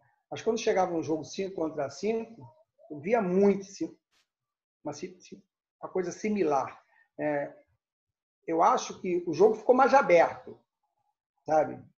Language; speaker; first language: Portuguese; native; Portuguese